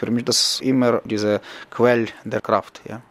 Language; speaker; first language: German; non-native, learner; Ukrainian